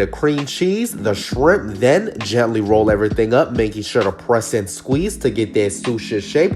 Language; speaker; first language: English; native; English